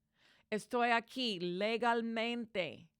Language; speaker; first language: Spanish; non-native, fluent; English